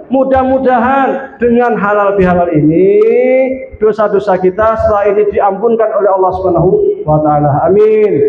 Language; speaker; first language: Indonesian; native; Indonesian